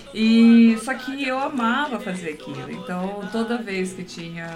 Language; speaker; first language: Portuguese; native; Portuguese